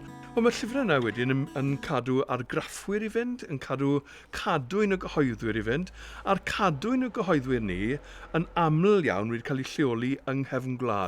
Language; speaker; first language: Welsh; native; Welsh